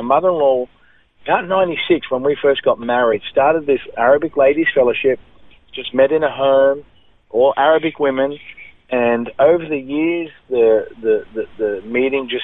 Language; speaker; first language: English; native; English